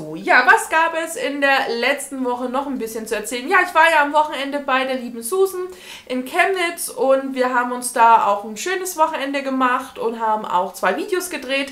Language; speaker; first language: German; native; German